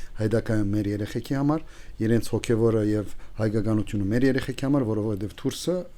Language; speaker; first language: Armenian; early bilingual, heritage; Armenian